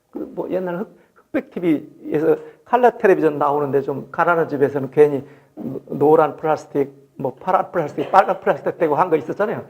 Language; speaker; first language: Korean; native; Korean